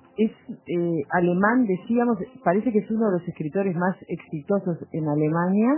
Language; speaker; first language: Spanish; native; Spanish